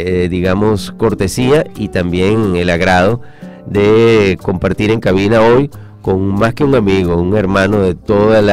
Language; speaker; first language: Spanish; native; Spanish